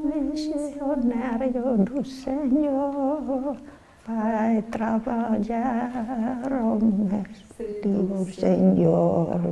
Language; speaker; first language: Portuguese; non-native, learner; Dutch